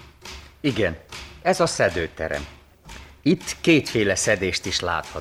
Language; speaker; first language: Hungarian; native; Hungarian